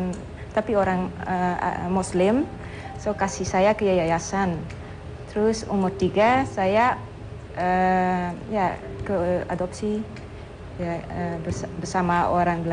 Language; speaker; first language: Indonesian; non-native, learner; Dutch